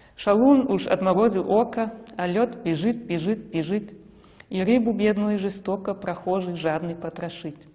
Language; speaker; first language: Russian; non-native, fluent; German